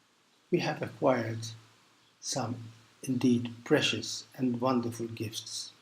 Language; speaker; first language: English; non-native, local second language; Maltese